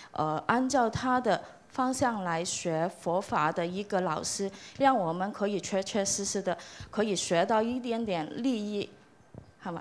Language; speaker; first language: Chinese; non-native, local second language; Cantonese